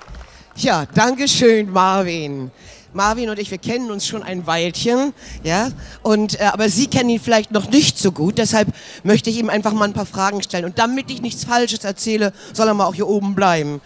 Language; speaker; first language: German; native; German